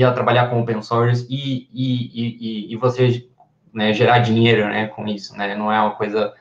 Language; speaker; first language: Portuguese; non-native, fluent; Spanish